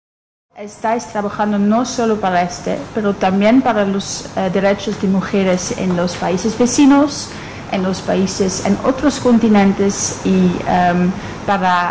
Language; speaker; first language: Spanish; non-native, fluent; Dutch